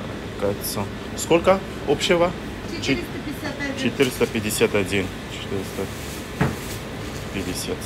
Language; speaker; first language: Russian; non-native, learner; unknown